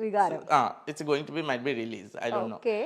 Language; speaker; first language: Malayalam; non-native, fluent; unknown